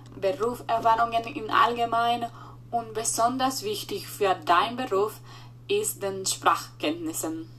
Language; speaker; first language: German; non-native, learner; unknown